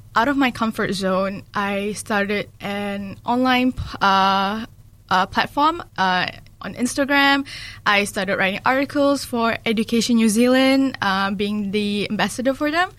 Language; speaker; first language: English; early bilingual, other home language; Malay